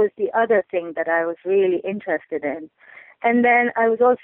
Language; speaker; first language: English; non-native, local second language; Urdu